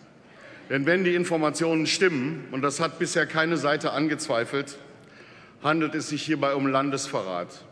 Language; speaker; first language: German; native; German